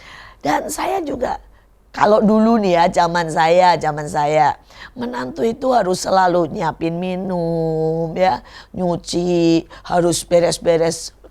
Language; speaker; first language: Indonesian; native; Indonesian